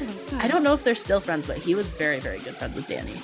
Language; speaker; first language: English; native; English